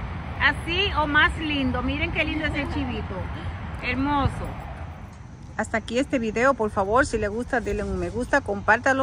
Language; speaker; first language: Spanish; native; Spanish